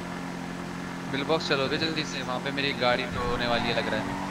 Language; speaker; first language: Hindi; native; Hindi